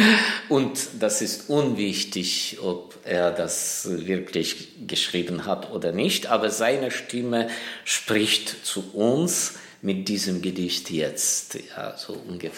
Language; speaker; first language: German; non-native, fluent; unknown